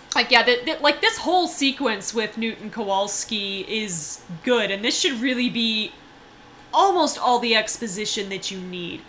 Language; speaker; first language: English; native; English